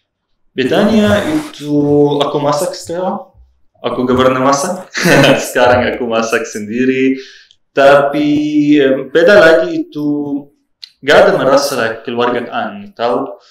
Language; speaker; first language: Indonesian; non-native, learner; Arabic